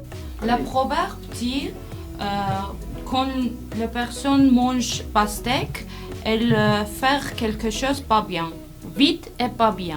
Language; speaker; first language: French; non-native, learner; Armenian